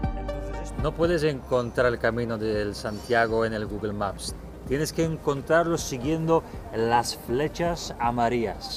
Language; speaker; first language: Spanish; non-native, fluent; Italian